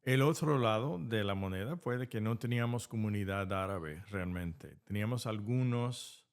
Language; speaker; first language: Spanish; non-native, fluent; English